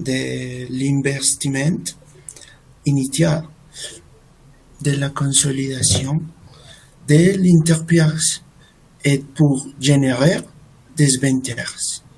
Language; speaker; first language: French; non-native, learner; Spanish